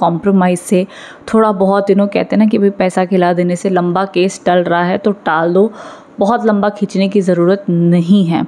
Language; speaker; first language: Hindi; native; Hindi